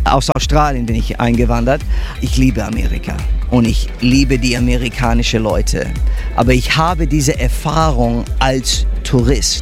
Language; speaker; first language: German; non-native, learner; English